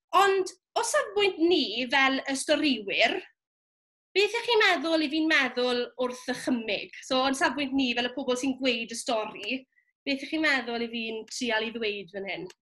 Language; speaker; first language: Welsh; native; Welsh